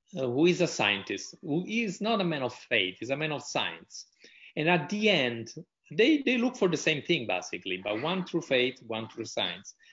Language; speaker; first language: English; non-native, fluent; Italian